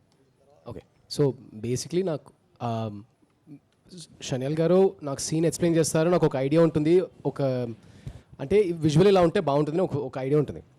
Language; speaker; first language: Telugu; early bilingual, heritage; Telugu